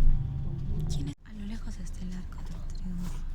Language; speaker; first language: Spanish; native; Spanish